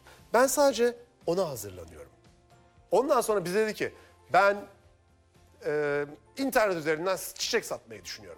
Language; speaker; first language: Turkish; native; Turkish